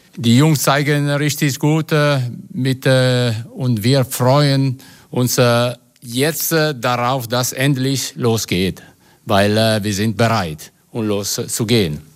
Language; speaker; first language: German; non-native, fluent; Italian